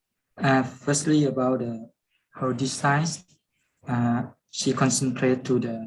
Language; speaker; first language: English; non-native, fluent; Lao